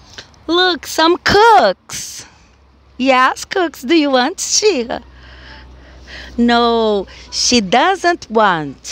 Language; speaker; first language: English; non-native, fluent; Portuguese